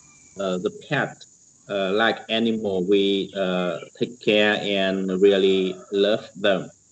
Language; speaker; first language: English; non-native, learner; Vietnamese